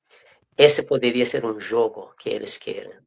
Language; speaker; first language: Portuguese; non-native, fluent; Persian